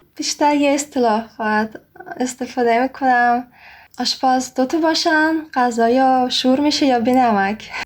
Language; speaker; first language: Persian; non-native, fluent; Russian